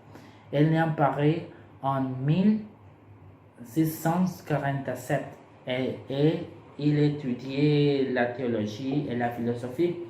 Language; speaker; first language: French; non-native, learner; Spanish